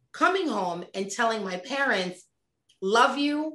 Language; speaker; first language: English; native; English